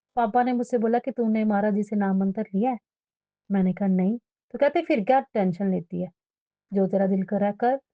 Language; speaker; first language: Hindi; native; Hindi